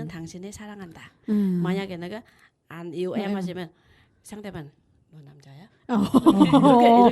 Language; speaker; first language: Korean; non-native, learner; Vietnamese